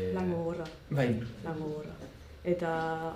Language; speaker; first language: Basque; non-native, local second language; Spanish